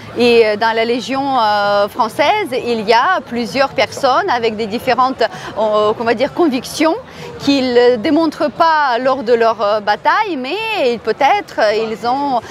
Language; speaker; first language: French; non-native, fluent; Ukrainian